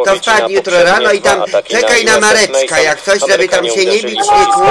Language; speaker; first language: Polish; native; Polish